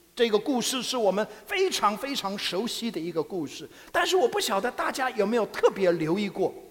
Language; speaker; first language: Chinese; non-native, fluent; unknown